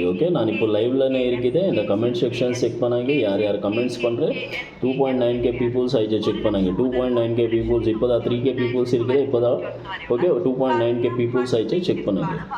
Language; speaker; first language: Tamil; non-native, learner; Kannada